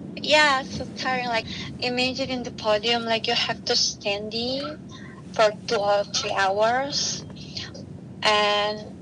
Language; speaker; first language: English; non-native, learner; Indonesian